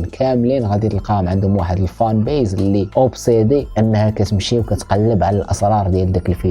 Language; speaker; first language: Arabic; native; Arabic